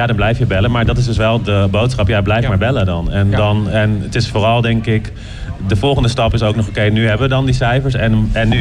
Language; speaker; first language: Dutch; native; Dutch